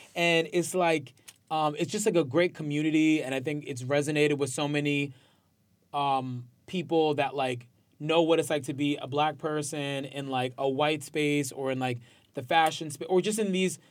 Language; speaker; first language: English; native; English